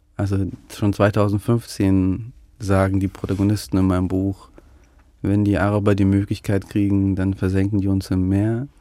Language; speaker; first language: German; early bilingual, other home language; Russian